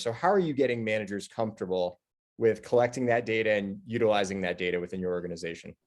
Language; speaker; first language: English; native; English